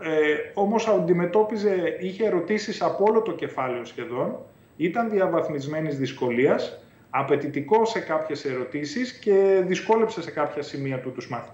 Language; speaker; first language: Greek; native; Greek